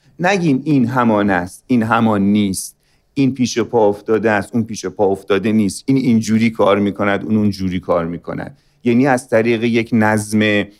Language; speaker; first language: Persian; native; Persian